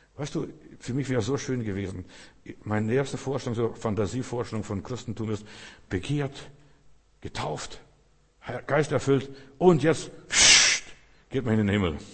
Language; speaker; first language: German; early bilingual, other home language; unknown